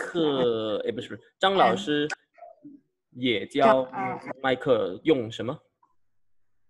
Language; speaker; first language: Chinese; non-native, fluent; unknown